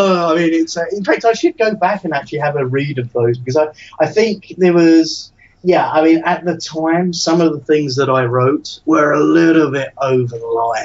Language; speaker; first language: English; native; English